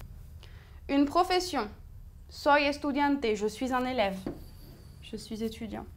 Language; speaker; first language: French; native; French